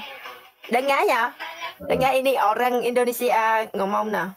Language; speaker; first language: Indonesian; non-native, learner; Vietnamese